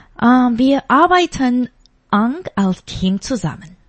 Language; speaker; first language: German; non-native, fluent; Chinese